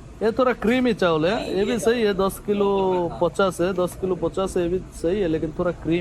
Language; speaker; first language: Hindi; non-native, learner; Bangla